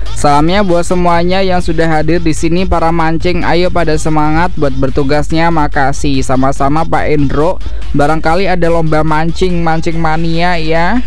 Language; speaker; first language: Indonesian; native; Indonesian